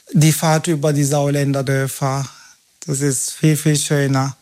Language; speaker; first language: German; non-native, learner; Turkish